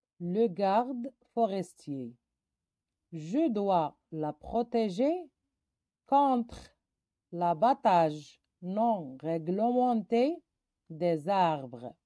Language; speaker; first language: French; non-native, local second language; Arabic